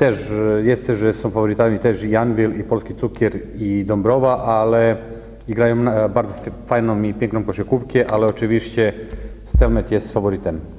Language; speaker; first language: Polish; non-native, learner; Serbian